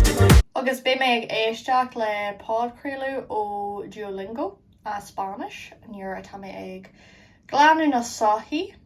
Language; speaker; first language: Irish; non-native, local second language; English